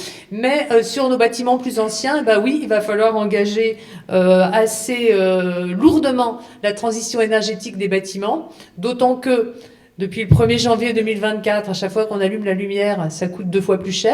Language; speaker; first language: French; native; French